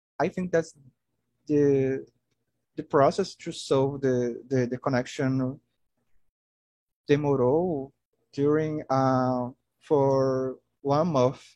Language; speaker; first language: English; non-native, learner; Portuguese